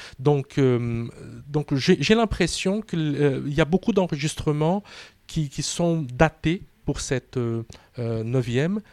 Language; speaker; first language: French; non-native, fluent; Portuguese